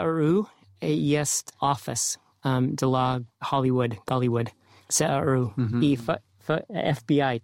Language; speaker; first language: Russian; non-native, learner; English